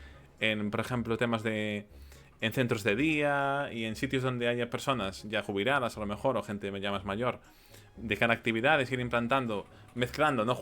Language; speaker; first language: Spanish; native; Spanish